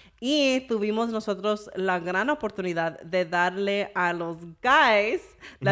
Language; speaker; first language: Spanish; early bilingual, heritage; English